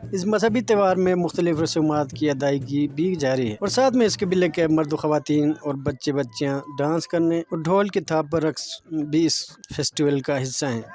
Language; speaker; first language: Urdu; non-native, local second language; Khowar